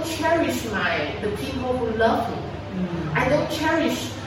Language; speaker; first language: English; non-native, fluent; Chinese